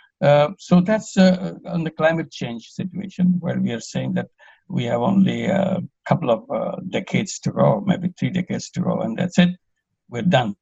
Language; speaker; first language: English; non-native, local second language; Bangla